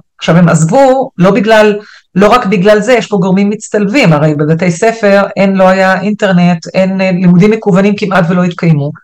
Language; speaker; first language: Hebrew; non-native, local second language; Arabic